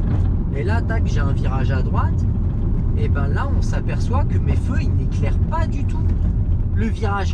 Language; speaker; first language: French; native; French